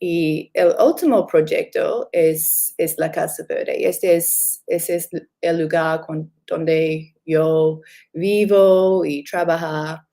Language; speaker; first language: Spanish; non-native, learner; English